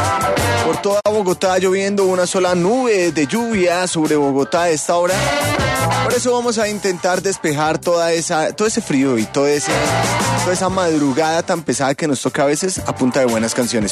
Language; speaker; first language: Spanish; native; Spanish